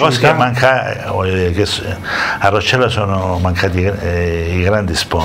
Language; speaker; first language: Italian; native; Italian